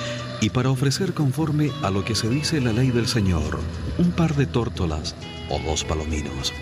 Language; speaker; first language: Spanish; native; Spanish